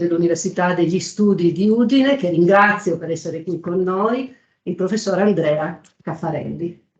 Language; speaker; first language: Italian; native; Italian